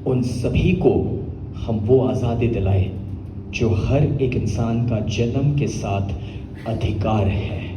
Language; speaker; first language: Hindi; non-native, local second language; Gujarati